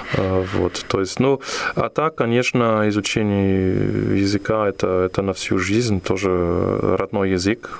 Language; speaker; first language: Russian; non-native, fluent; German